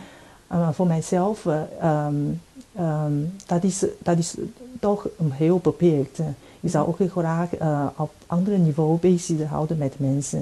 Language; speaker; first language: Dutch; non-native, fluent; Chinese